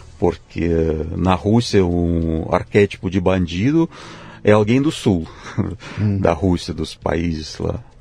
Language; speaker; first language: Portuguese; non-native, fluent; Russian